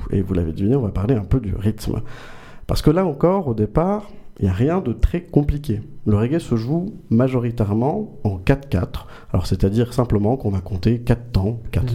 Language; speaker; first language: French; native; French